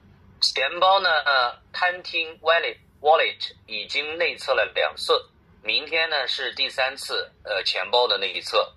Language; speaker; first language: Chinese; native; Chinese